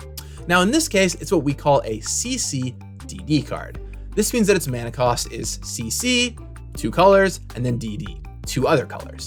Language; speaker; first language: English; native; English